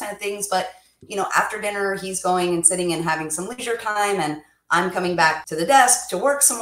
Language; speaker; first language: English; native; English